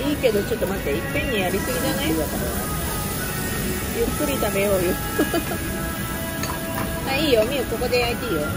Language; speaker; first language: Japanese; native; Japanese